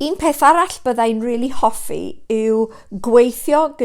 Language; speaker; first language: Welsh; non-native, local second language; English